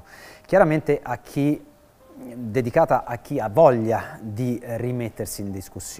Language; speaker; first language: Italian; native; Italian